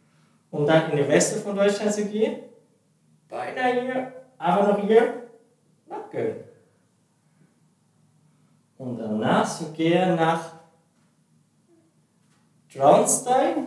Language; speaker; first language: German; non-native, learner; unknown